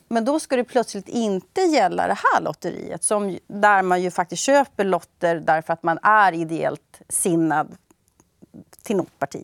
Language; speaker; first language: Swedish; native; Swedish